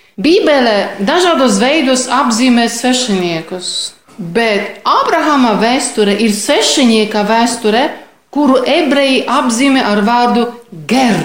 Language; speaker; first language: Latvian; non-native, fluent; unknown